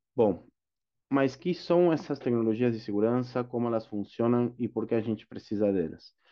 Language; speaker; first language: Portuguese; non-native, fluent; Spanish